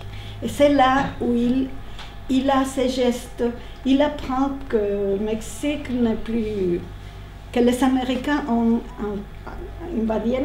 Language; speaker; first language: French; non-native, learner; Spanish